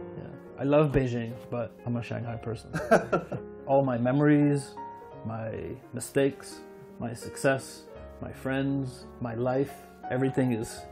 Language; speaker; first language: English; native; English